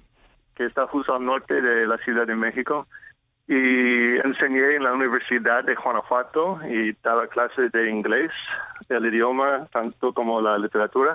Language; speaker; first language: Spanish; non-native, fluent; English